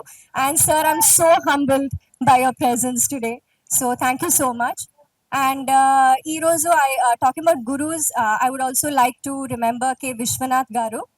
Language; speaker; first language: Telugu; non-native, local second language; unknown